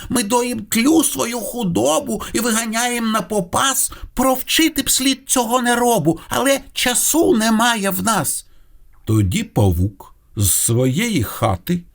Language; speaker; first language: Ukrainian; non-native, local second language; Russian